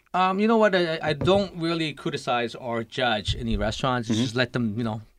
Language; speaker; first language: English; early bilingual, other home language; Lao